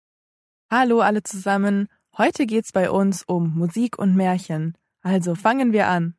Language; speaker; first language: German; native; German